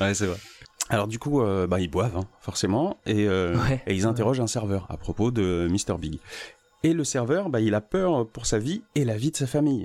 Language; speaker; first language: French; native; French